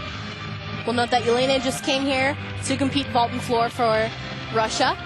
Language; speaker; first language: English; native; English